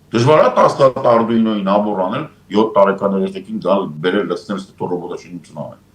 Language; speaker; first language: Armenian; native; Armenian